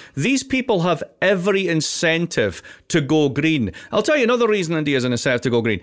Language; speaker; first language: English; native; English